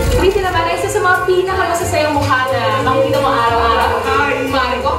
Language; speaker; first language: Filipino; native; Filipino